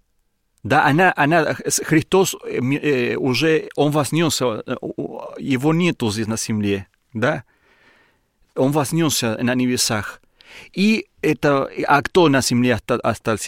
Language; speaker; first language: Russian; non-native, learner; Spanish